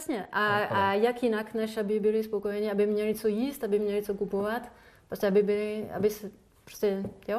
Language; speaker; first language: Czech; non-native, fluent; French